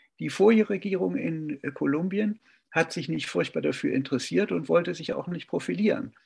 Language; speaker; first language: German; native; German